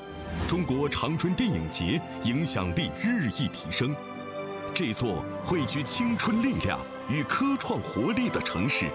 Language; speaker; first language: Chinese; native; Chinese